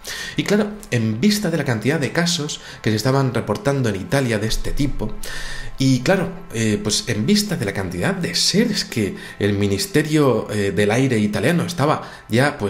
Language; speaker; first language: Spanish; native; Spanish